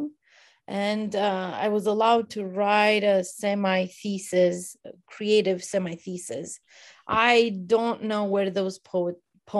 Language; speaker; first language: English; non-native, fluent; Romanian